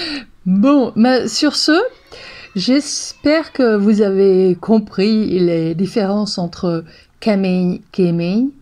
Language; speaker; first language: French; non-native, fluent; Hungarian